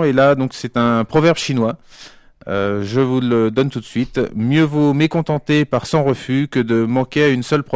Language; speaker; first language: French; native; French